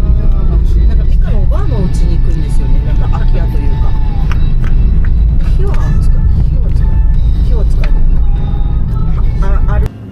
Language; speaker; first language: Japanese; native; Japanese